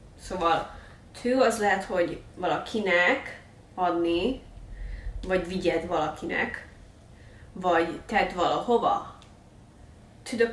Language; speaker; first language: Hungarian; early bilingual, heritage; Hungarian